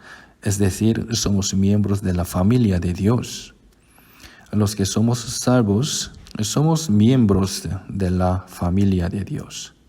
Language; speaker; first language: Spanish; non-native, fluent; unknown